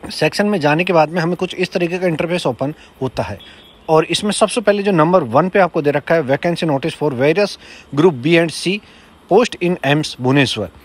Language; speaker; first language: Hindi; native; Hindi